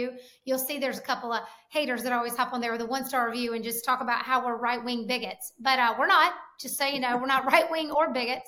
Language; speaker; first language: English; native; English